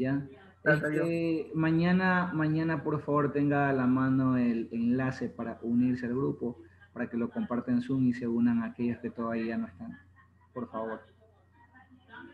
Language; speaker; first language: Spanish; native; Spanish